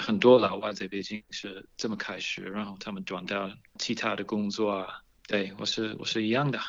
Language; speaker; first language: Chinese; non-native, fluent; English